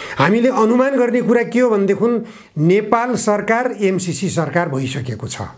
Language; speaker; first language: Nepali; native; Nepali